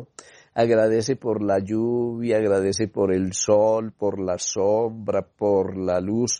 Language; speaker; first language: Spanish; native; Spanish